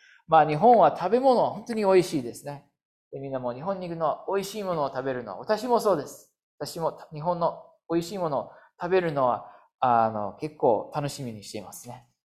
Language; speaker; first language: Japanese; non-native, fluent; English